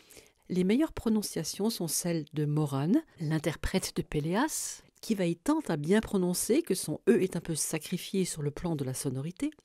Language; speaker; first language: French; native; French